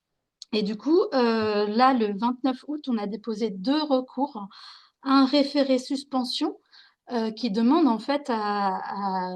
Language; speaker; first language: French; native; French